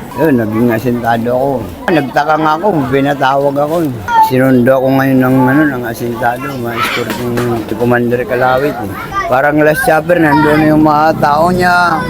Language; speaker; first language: Filipino; non-native, local second language; Waray